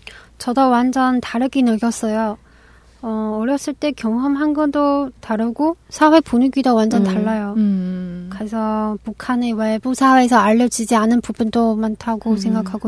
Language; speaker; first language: Korean; non-native, local second language; Chinese